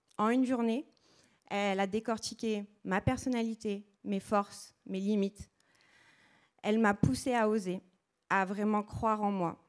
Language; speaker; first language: French; early bilingual, other home language; Portuguese